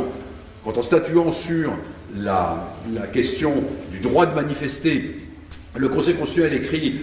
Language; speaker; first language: French; native; French